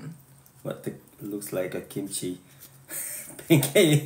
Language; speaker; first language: English; non-native, learner; Korean